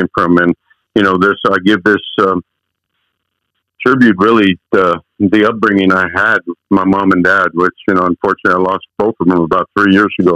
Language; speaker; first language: English; early bilingual, other home language; Spanish